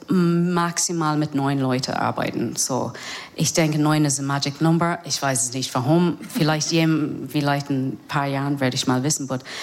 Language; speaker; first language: German; non-native, fluent; English